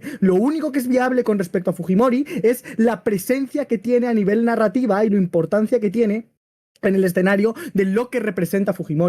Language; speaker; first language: Spanish; native; Spanish